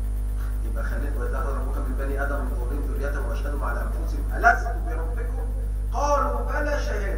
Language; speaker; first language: Arabic; native; Arabic